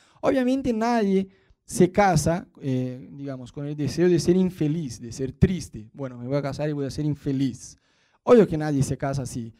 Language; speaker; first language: Spanish; non-native, fluent; Portuguese